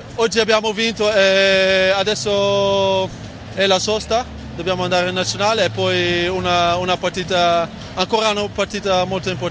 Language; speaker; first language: Italian; non-native, fluent; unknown